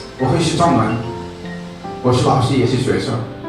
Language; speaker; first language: Chinese; non-native, learner; Tamil